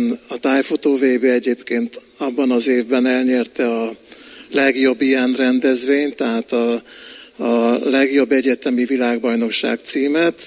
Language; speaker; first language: Hungarian; native; Hungarian